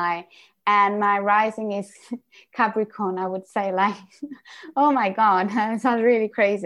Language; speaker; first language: English; non-native, fluent; Spanish